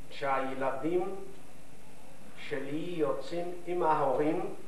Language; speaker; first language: Hebrew; non-native, fluent; Yiddish